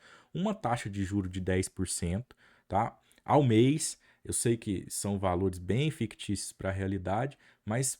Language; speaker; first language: Portuguese; native; Portuguese